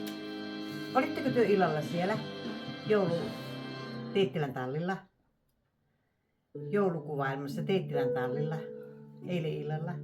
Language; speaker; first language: Finnish; native; Finnish